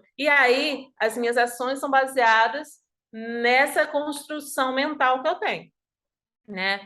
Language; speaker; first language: Portuguese; native; Portuguese